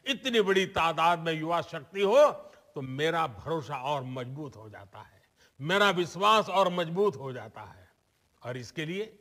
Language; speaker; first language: Hindi; non-native, local second language; Gujarati